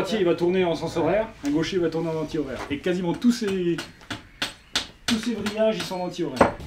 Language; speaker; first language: French; native; French